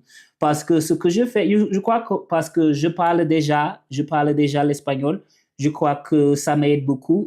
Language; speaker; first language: French; non-native, learner; English